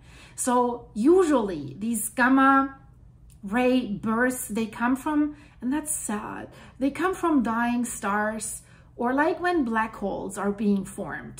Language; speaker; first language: English; non-native, fluent; German